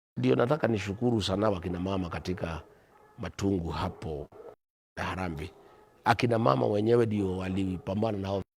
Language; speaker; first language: Swahili; non-native, local second language; Kikuyu